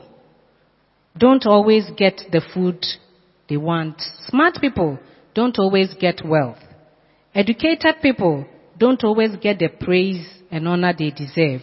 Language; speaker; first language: English; non-native, local second language; Akan